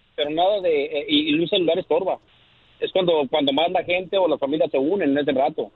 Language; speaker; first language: Spanish; native; Spanish